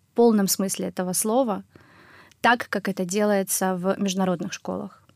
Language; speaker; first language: Russian; native; Russian